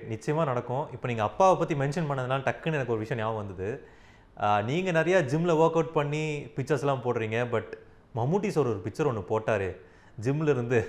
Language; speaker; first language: Tamil; native; Tamil